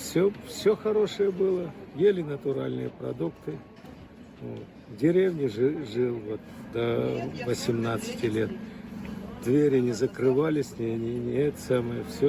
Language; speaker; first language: Russian; native; Russian